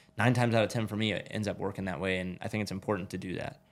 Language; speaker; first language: English; native; English